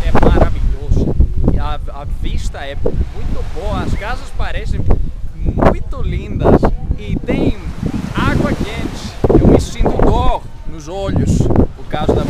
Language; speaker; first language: Portuguese; non-native, learner; Greek